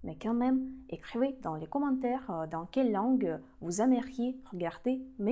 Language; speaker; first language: French; non-native, fluent; Russian